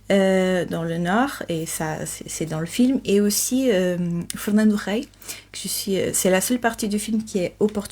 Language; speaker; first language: French; non-native, fluent; Portuguese